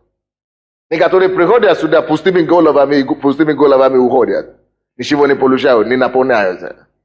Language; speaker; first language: Russian; native; Russian